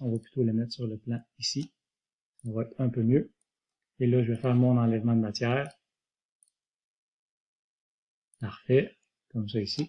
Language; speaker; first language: French; native; French